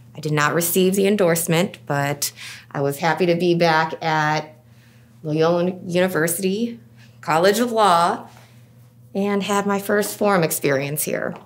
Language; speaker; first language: English; native; English